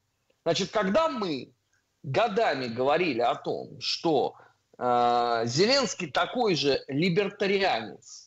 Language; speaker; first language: Russian; native; Russian